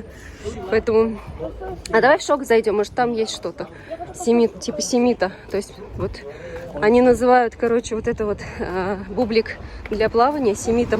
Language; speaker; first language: Russian; native; Russian